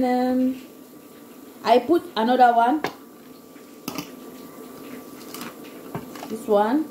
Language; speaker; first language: English; non-native, learner; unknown